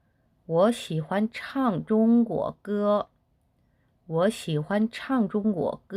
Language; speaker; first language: Chinese; non-native, fluent; Korean